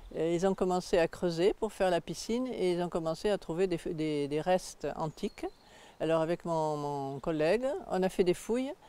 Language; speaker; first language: French; native; French